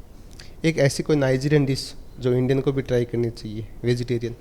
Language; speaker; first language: Hindi; native; Hindi